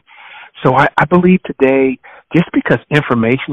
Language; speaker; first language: English; native; English